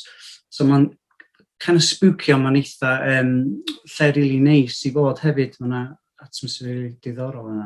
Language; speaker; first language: Welsh; native; Welsh